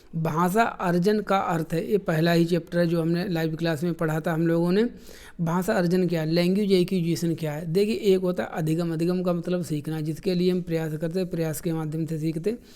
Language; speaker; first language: Hindi; native; Hindi